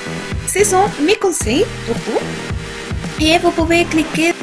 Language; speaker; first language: French; non-native, learner; Spanish